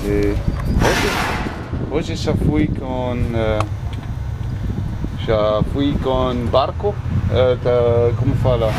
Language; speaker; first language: Portuguese; non-native, learner; German